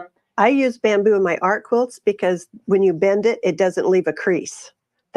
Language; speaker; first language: English; native; English